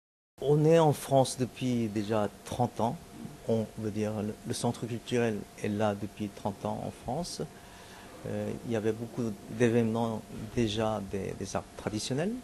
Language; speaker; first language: French; non-native, fluent; Korean